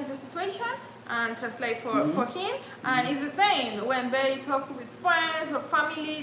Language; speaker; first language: English; non-native, learner; Spanish